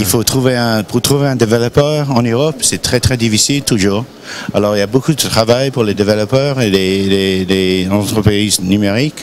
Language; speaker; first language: French; non-native, learner; English